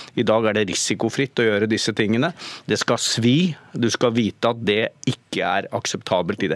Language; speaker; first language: Norwegian; native; Norwegian